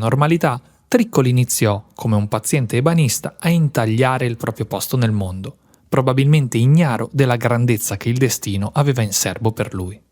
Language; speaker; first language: Italian; native; Italian